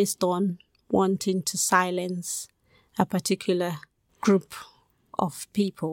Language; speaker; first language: English; non-native, local second language; Krio